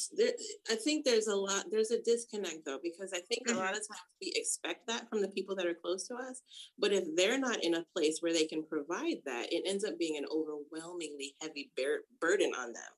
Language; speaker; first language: English; native; English